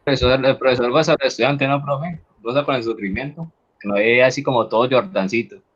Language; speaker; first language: Spanish; native; Spanish